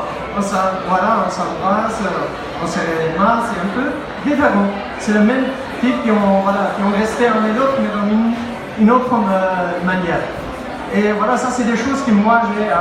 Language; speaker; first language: French; non-native, learner; Pashto